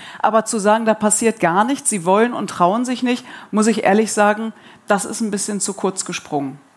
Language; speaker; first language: German; early bilingual, other home language; Arabic